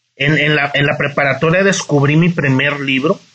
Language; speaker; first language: Spanish; native; Spanish